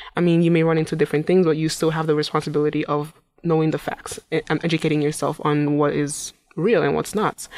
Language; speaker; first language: English; non-native, local second language; Igbo